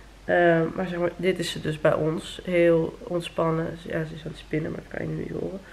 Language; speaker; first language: Dutch; native; Dutch